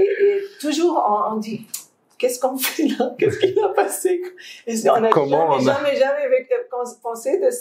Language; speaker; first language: French; non-native, fluent; Arabic